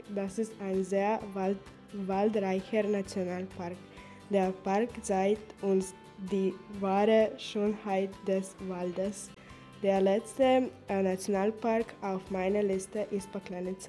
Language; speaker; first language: German; non-native, learner; Croatian